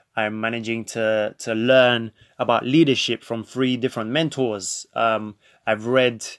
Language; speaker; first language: English; native; English